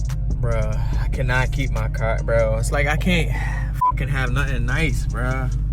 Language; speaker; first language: English; native; English